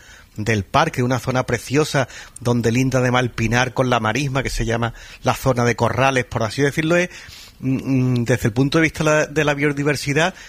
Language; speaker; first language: Spanish; native; Spanish